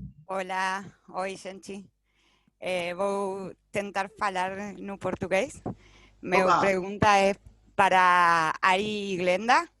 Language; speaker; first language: Portuguese; non-native, fluent; Spanish